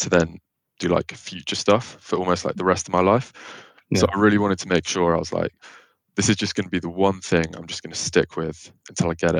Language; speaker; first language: English; native; English